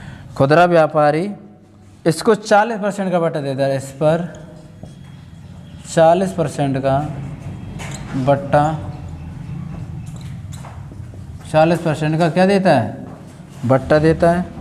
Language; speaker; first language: Hindi; native; Hindi